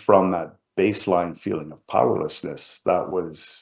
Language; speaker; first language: English; native; English